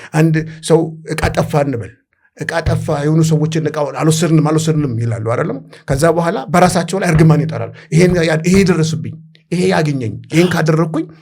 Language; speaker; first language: Amharic; native; Amharic